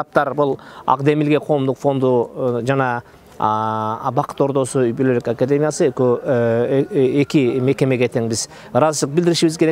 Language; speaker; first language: Kyrgyz; native; Kyrgyz